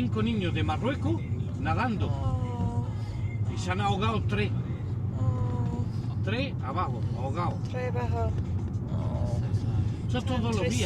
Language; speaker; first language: Spanish; non-native, local second language; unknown